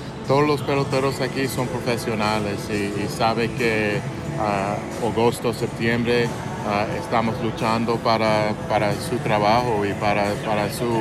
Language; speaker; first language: Spanish; non-native, fluent; English